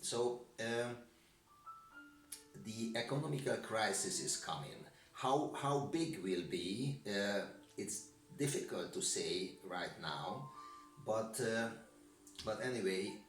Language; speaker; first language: English; non-native, learner; Hungarian